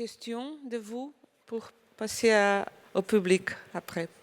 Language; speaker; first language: French; non-native, fluent; Portuguese